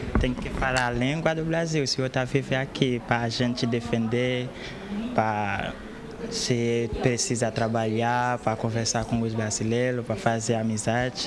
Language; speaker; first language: Portuguese; non-native, learner; Haitian Creole